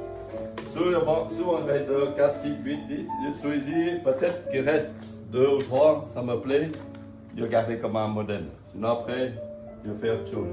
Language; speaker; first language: French; non-native, fluent; Vietnamese